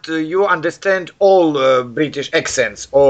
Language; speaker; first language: English; non-native, learner; Russian